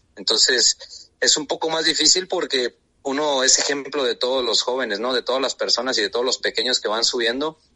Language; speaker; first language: Spanish; native; Spanish